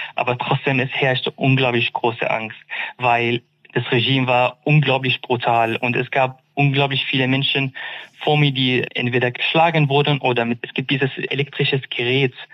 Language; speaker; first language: German; non-native, fluent; Arabic